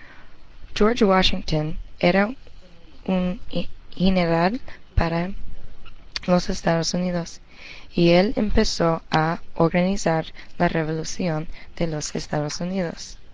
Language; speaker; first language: Spanish; early bilingual, heritage; Spanish